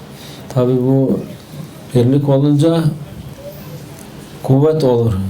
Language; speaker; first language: Turkish; native; Turkish